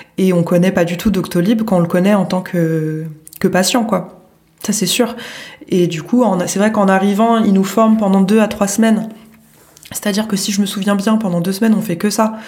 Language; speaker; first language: French; native; French